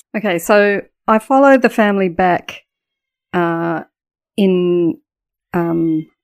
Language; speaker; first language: English; native; English